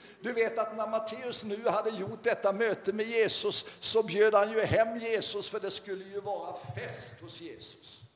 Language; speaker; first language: Swedish; native; Swedish